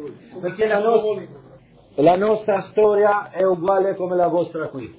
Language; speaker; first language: Italian; non-native, fluent; Albanian